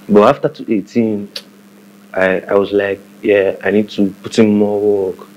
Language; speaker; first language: English; non-native, local second language; Igbo